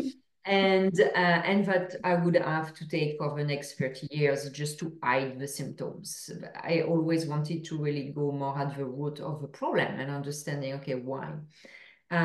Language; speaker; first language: English; non-native, fluent; French